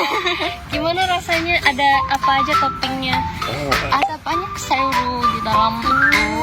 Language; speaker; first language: Indonesian; non-native, learner; Japanese